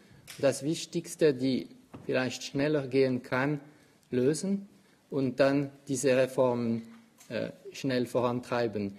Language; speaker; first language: German; non-native, local second language; French